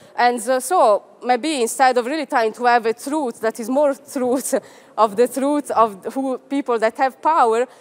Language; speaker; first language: English; non-native, fluent; Italian